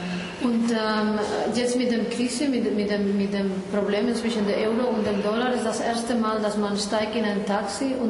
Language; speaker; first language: German; non-native, fluent; Spanish